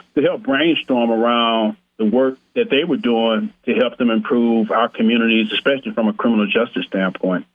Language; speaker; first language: English; native; English